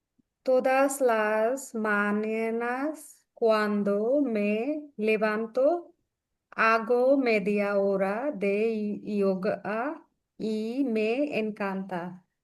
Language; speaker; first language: Spanish; non-native, learner; Bangla